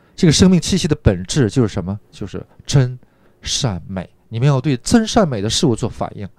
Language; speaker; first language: Chinese; non-native, fluent; Korean